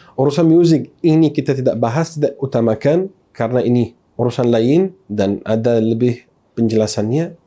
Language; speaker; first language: Malay; non-native, fluent; Arabic